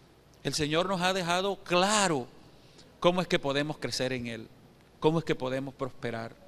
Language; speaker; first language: Spanish; native; Spanish